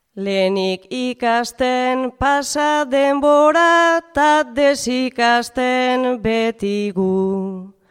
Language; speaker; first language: Basque; native; Basque